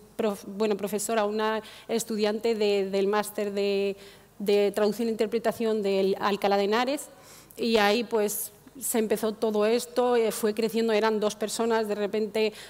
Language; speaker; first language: Spanish; non-native, fluent; Arabic